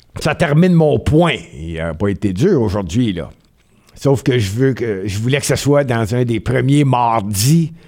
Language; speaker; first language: French; native; French